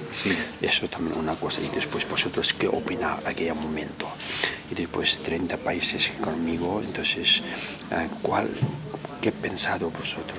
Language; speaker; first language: Spanish; non-native, learner; Tibetan